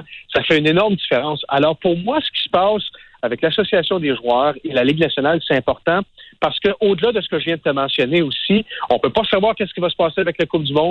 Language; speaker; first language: French; native; French